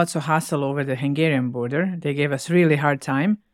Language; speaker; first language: English; non-native, fluent; Bosnian